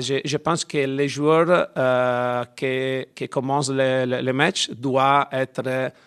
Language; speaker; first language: French; non-native, learner; Italian